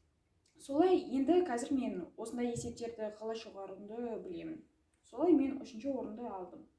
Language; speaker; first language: Kazakh; non-native, local second language; Russian